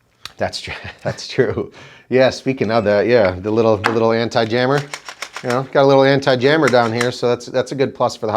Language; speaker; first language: English; native; English